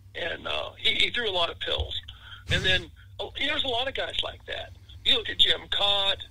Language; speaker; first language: English; native; English